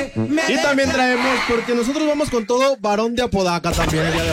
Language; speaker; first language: Spanish; native; Spanish